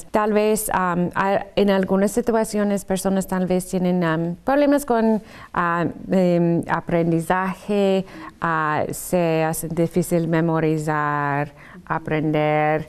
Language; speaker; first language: Spanish; non-native, fluent; English